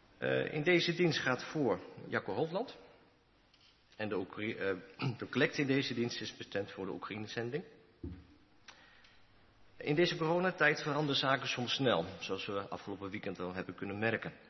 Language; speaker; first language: Dutch; native; Dutch